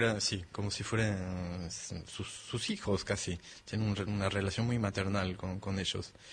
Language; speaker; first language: Spanish; non-native, fluent; French